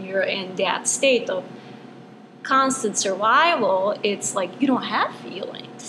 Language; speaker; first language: English; non-native, fluent; Bosnian